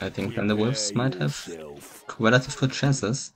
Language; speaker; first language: English; non-native, fluent; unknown